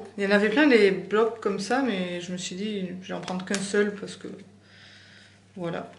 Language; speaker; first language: French; native; French